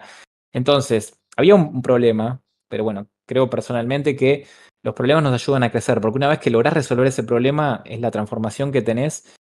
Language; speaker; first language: Spanish; native; Spanish